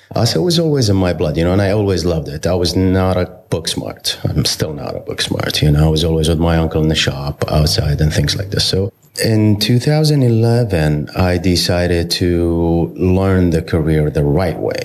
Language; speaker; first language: English; non-native, fluent; Arabic